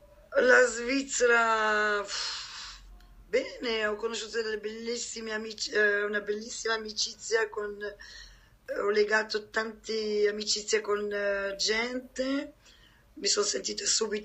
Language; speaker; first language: Italian; non-native, fluent; French